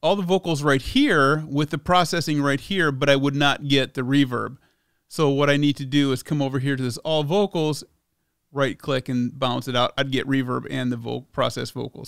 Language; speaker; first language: English; native; English